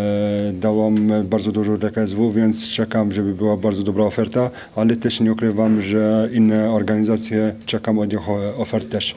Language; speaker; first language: Polish; non-native, fluent; French